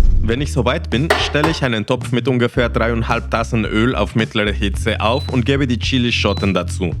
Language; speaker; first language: German; non-native, fluent; Spanish